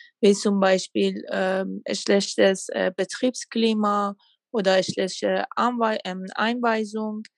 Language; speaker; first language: German; non-native, fluent; Persian